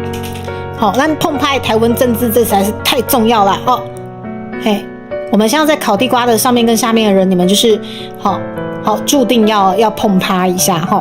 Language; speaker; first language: Chinese; native; Chinese